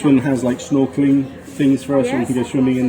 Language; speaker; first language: English; native; English